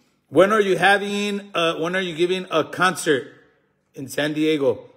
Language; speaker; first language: English; early bilingual, other home language; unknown